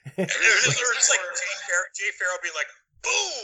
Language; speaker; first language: English; native; English